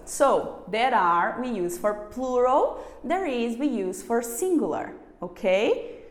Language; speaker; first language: English; non-native, fluent; Portuguese